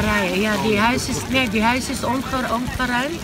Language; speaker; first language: Dutch; non-native, learner; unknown